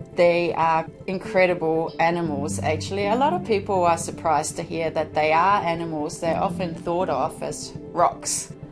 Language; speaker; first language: English; non-native, fluent; Danish